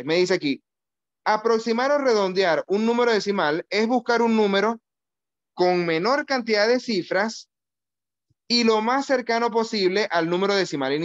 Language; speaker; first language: Spanish; native; Spanish